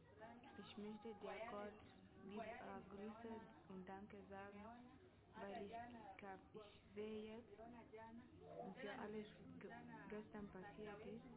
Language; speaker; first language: German; non-native, learner; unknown